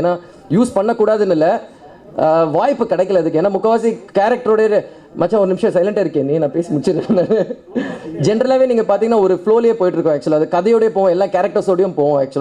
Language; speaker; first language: Tamil; native; Tamil